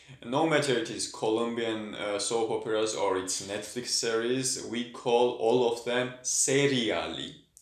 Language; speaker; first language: English; non-native, fluent; Georgian